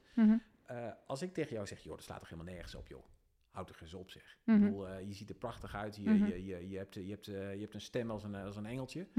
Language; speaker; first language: Dutch; native; Dutch